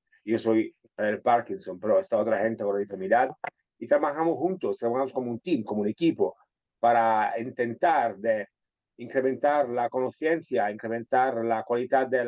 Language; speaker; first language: Spanish; non-native, fluent; Italian